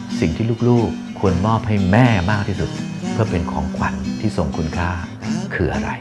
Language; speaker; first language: Thai; native; Thai